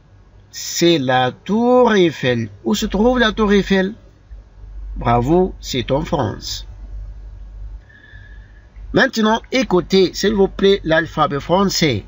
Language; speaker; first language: French; non-native, fluent; Arabic